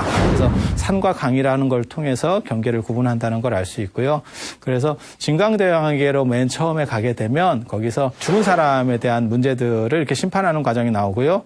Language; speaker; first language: Korean; native; Korean